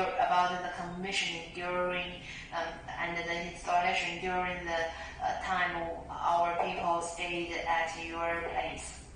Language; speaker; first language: English; non-native, learner; Chinese